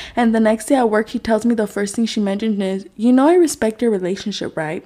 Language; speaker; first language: English; early bilingual, other home language; Spanish